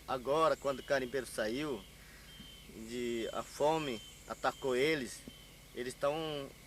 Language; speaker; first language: Portuguese; non-native, local second language; Yanomámi